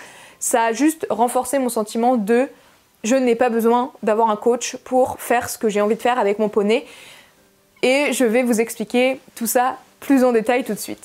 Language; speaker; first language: French; native; French